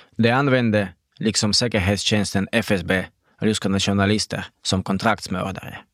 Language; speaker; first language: Swedish; non-native, fluent; Russian